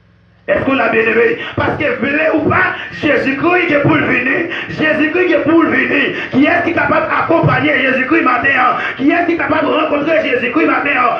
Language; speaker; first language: French; non-native, local second language; Haitian Creole